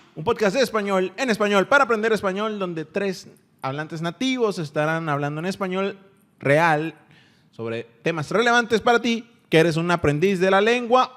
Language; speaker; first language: Spanish; native; Spanish